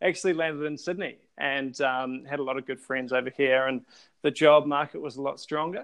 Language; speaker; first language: English; native; English